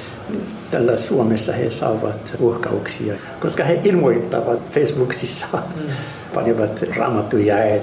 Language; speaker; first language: Finnish; non-native, learner; Arabic